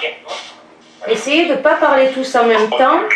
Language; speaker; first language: French; native; French